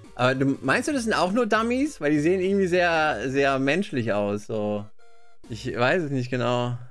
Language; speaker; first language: German; native; German